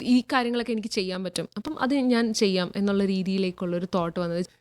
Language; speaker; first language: Malayalam; native; Malayalam